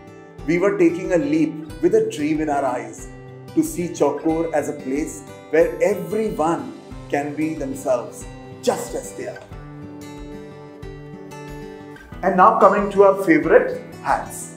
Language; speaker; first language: English; non-native, local second language; Hindi